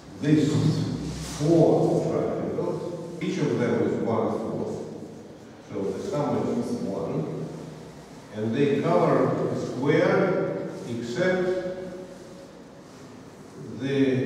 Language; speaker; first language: English; non-native, fluent; Russian